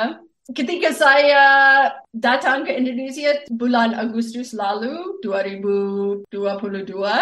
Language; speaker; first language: Indonesian; non-native, fluent; English